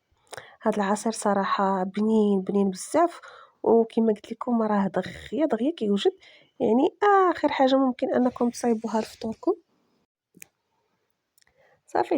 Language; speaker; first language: Arabic; native; Arabic